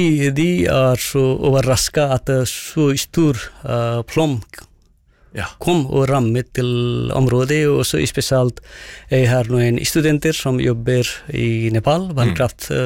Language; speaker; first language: Norwegian; non-native, fluent; Nepali